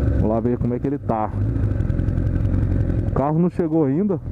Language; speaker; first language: Portuguese; native; Portuguese